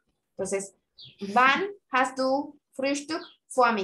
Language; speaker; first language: German; non-native, fluent; Spanish